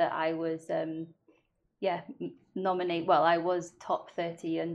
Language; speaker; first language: English; non-native, local second language; Welsh